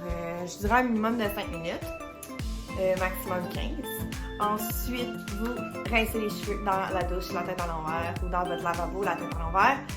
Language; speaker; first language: French; native; French